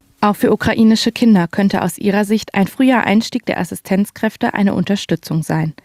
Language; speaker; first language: German; native; German